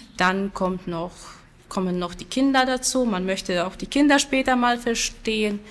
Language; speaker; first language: German; non-native, fluent; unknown